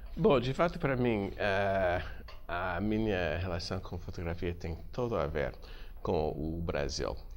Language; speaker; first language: Portuguese; non-native, fluent; English